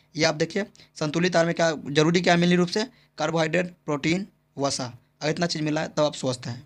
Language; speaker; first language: Hindi; native; Hindi